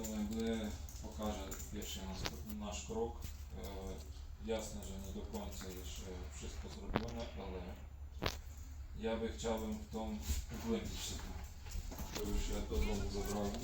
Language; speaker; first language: Polish; non-native, fluent; Ukrainian